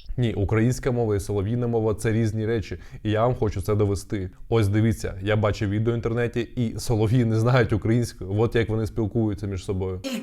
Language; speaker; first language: Ukrainian; non-native, local second language; Russian